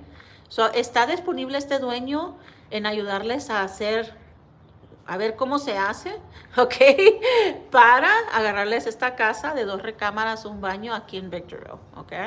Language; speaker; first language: Spanish; early bilingual, heritage; Spanish